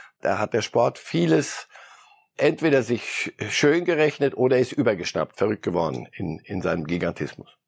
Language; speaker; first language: German; early bilingual, other home language; Polish